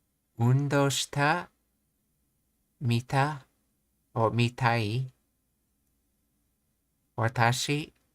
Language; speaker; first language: Japanese; non-native, learner; English